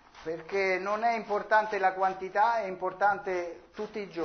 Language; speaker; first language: Spanish; non-native, learner; Italian